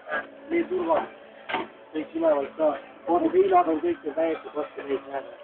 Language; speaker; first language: Estonian; native; Estonian